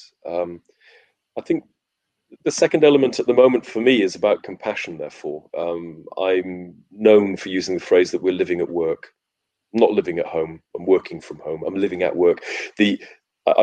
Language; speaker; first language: English; native; English